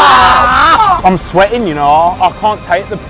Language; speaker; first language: English; native; English